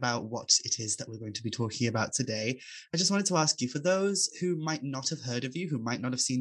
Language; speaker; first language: English; native; English